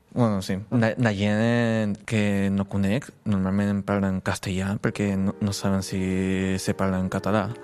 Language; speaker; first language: Catalan; early bilingual, other home language; Chinese